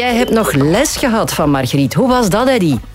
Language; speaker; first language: Dutch; native; Dutch